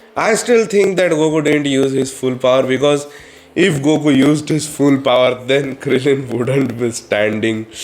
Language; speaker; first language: English; non-native, local second language; Marathi